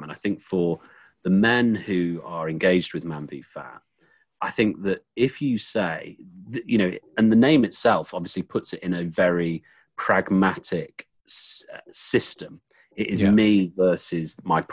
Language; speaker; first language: English; native; English